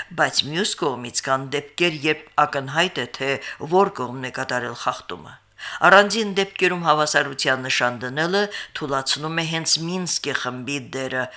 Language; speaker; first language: Armenian; native; Armenian